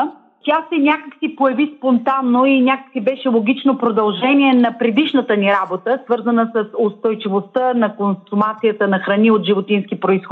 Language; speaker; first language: Bulgarian; native; Bulgarian